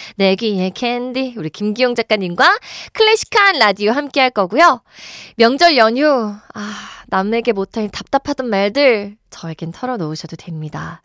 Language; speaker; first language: Korean; native; Korean